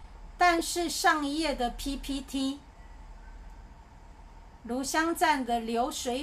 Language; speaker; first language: Chinese; native; Chinese